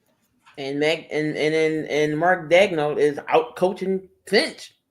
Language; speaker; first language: English; native; English